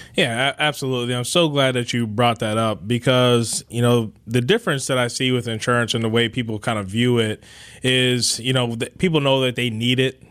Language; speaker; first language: English; native; English